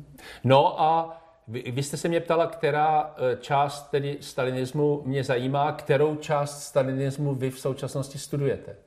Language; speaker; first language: Czech; native; Czech